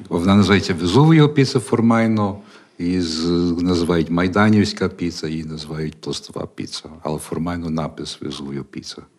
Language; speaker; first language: Ukrainian; early bilingual, heritage; Ukrainian